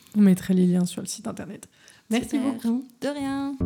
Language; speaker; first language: French; native; French